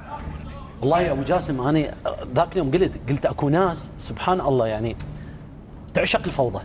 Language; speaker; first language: Arabic; native; Arabic